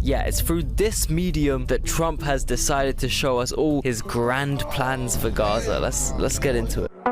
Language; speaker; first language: English; native; English